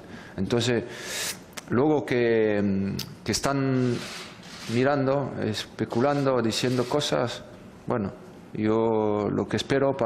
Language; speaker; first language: Spanish; non-native, fluent; French